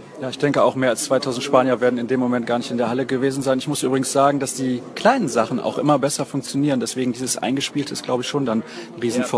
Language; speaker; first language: German; native; German